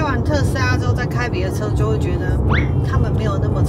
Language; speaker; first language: Chinese; native; Chinese